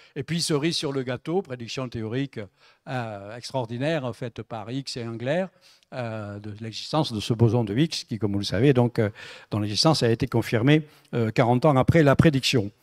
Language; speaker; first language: French; native; French